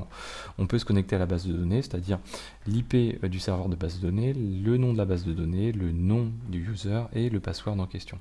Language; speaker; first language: French; native; French